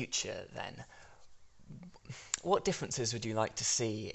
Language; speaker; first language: English; native; English